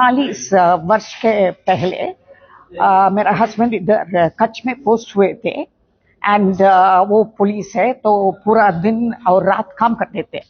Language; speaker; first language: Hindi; non-native, local second language; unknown